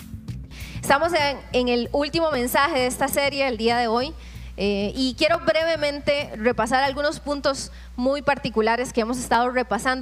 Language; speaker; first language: Spanish; native; Spanish